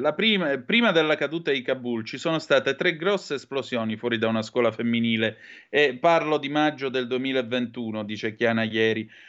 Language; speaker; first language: Italian; native; Italian